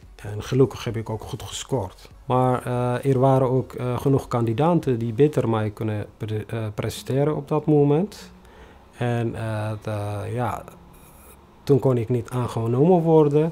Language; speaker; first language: Dutch; non-native, fluent; Tigrinya